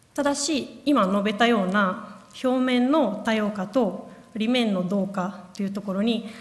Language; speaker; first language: Japanese; non-native, fluent; Italian